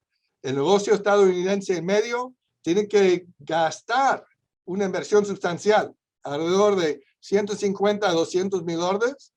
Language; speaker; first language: Spanish; non-native, fluent; English